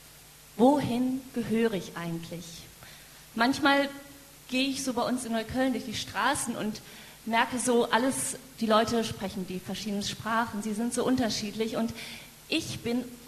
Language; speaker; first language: German; native; German